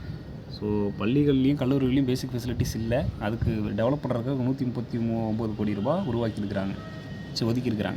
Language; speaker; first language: Tamil; native; Tamil